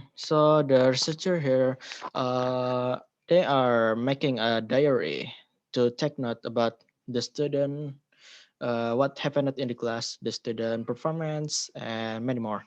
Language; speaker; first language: English; non-native, learner; Indonesian